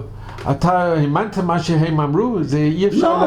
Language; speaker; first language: Hebrew; non-native, fluent; English